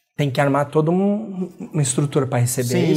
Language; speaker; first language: Portuguese; native; Portuguese